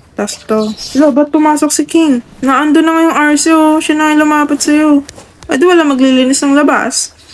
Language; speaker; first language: Filipino; native; Filipino